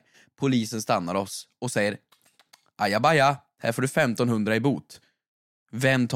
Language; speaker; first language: Swedish; native; Swedish